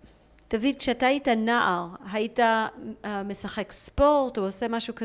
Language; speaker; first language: Hebrew; native; Hebrew